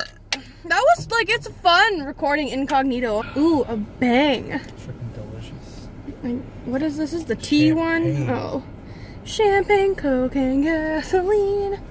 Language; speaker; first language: English; native; English